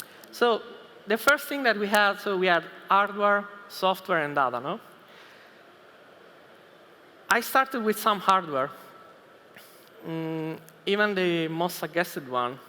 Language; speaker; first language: English; non-native, fluent; Italian